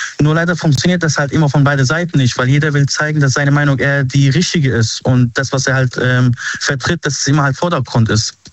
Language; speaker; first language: German; non-native, fluent; Arabic